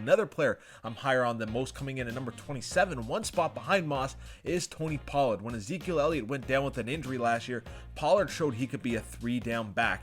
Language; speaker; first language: English; native; English